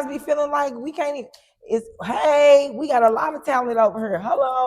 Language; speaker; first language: English; native; English